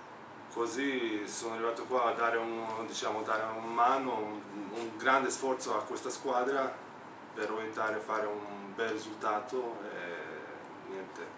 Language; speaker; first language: Italian; non-native, fluent; Slovenian